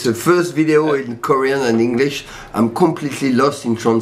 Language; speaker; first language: English; non-native, fluent; French